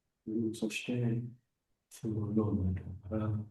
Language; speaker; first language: Japanese; non-native, learner; Indonesian